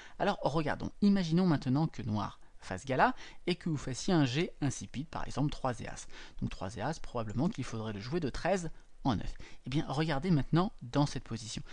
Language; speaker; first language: French; native; French